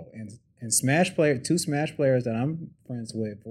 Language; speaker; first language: English; native; English